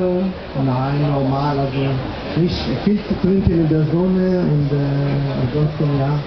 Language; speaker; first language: German; non-native, fluent; Hebrew